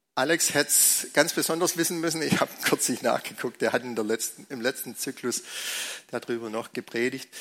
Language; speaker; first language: German; native; German